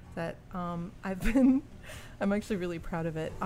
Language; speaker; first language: English; early bilingual, other home language; French